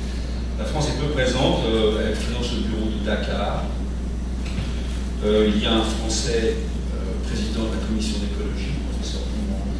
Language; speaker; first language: French; native; French